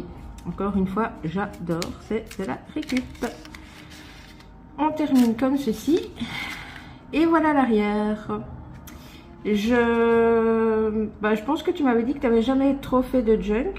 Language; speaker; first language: French; native; French